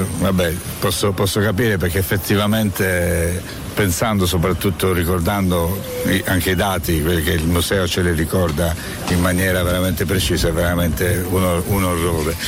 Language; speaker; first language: Italian; native; Italian